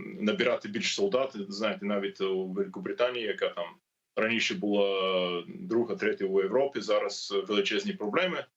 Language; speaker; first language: Ukrainian; non-native, learner; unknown